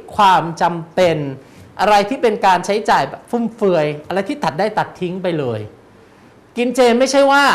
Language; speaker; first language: Thai; native; Thai